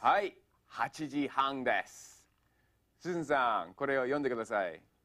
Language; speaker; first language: Japanese; non-native, fluent; English